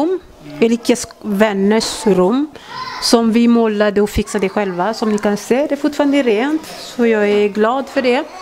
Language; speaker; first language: Swedish; early bilingual, other home language; Lingala